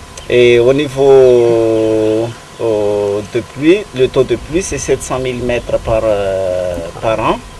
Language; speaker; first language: French; non-native, local second language; Malagasy